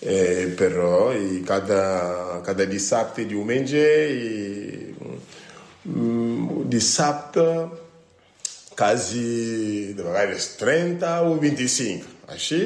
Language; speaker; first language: Catalan; non-native, learner; French